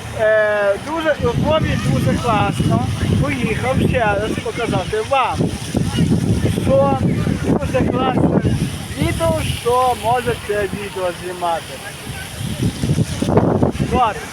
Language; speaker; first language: Ukrainian; native; Ukrainian